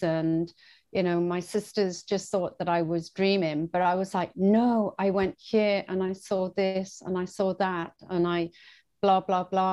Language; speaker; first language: English; native; English